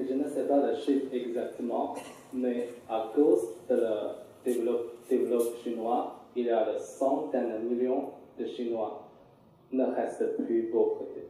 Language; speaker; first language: French; non-native, learner; Chinese